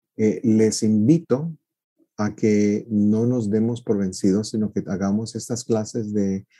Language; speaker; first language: Spanish; early bilingual, heritage; Spanish